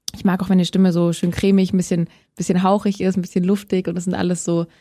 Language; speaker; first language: German; native; German